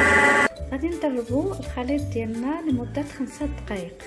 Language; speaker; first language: Arabic; native; Arabic